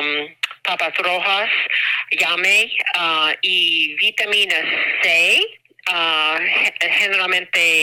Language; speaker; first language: Spanish; non-native, learner; English